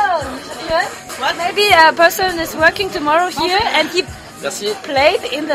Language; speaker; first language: English; non-native, learner; German